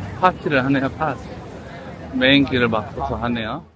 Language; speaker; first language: Korean; native; Korean